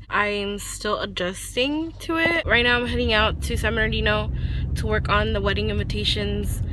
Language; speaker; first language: English; early bilingual, other home language; Spanish